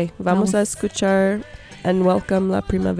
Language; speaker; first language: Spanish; early bilingual, heritage; Spanish